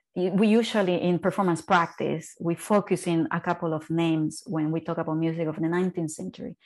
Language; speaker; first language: English; non-native, fluent; Spanish